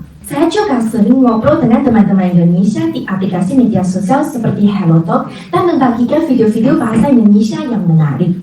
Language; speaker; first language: Indonesian; non-native, fluent; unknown